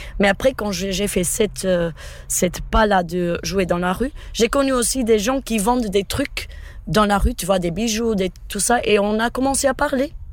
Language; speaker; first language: French; non-native, fluent; Portuguese